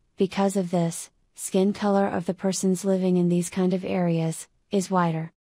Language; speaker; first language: English; non-native, fluent; Finnish